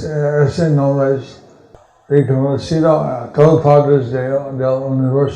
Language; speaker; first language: Spanish; non-native, learner; English